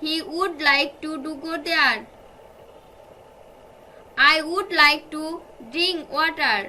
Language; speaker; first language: English; non-native, fluent; Bangla